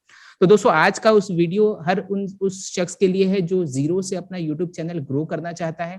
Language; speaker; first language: Hindi; native; Hindi